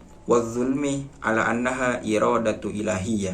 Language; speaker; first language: Arabic; non-native, learner; Indonesian